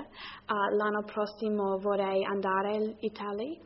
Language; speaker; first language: Italian; non-native, learner; English